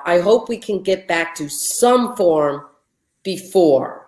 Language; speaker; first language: English; native; English